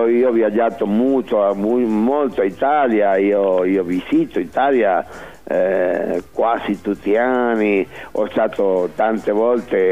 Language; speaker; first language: Italian; early bilingual, heritage; Spanish